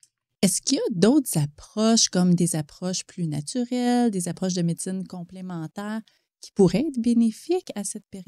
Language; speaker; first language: French; native; French